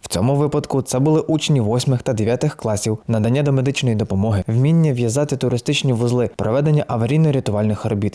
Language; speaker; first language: Ukrainian; native; Ukrainian